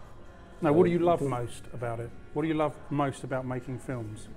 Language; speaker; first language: English; native; English